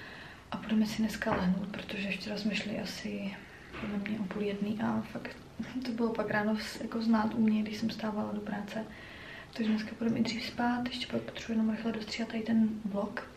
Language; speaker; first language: Czech; native; Czech